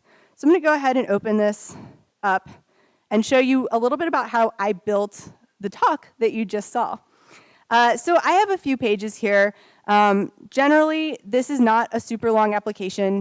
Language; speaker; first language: English; native; English